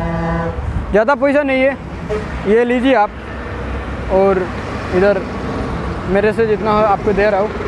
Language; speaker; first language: Hindi; non-native, local second language; Bangla